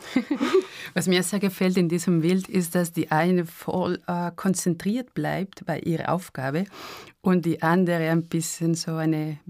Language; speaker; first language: German; non-native, fluent; Spanish